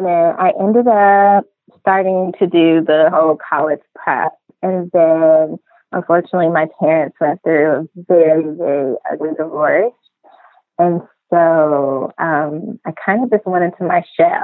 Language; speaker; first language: English; native; English